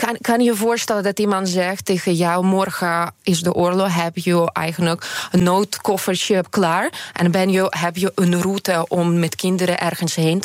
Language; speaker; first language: Dutch; non-native, fluent; Ukrainian